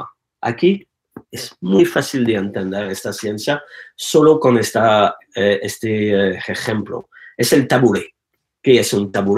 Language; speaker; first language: Spanish; non-native, learner; French